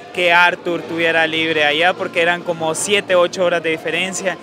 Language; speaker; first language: Spanish; native; Spanish